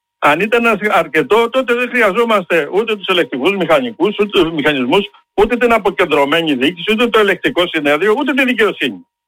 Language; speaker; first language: Greek; native; Greek